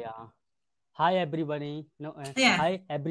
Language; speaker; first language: English; non-native, learner; Hindi